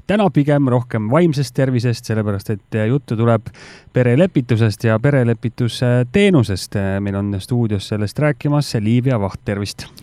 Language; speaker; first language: Estonian; native; Estonian